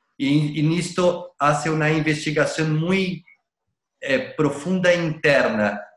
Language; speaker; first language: Spanish; non-native, learner; Portuguese